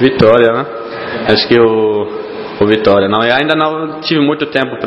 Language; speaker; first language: Portuguese; non-native, fluent; German